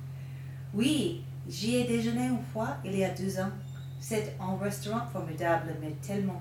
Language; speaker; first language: French; non-native, fluent; English